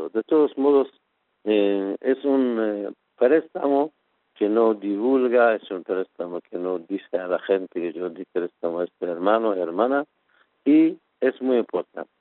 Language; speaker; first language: Spanish; non-native, fluent; Persian